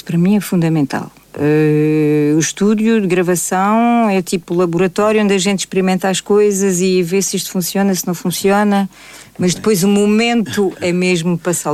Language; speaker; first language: Portuguese; early bilingual, heritage; Portuguese